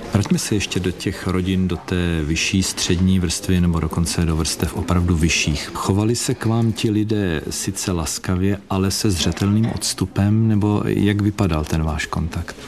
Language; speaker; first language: Czech; native; Czech